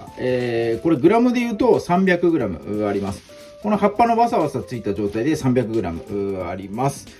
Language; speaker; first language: Japanese; native; Japanese